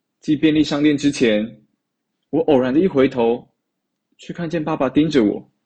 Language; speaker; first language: Chinese; native; Chinese